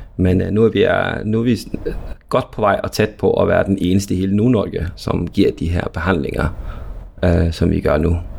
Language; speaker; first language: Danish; native; Danish